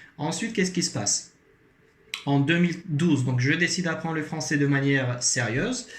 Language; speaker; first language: French; non-native, fluent; Azerbaijani